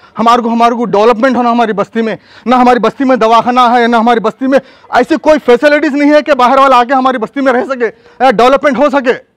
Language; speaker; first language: Hindi; native; Hindi